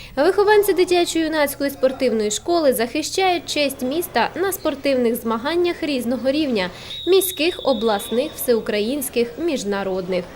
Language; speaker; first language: Ukrainian; native; Ukrainian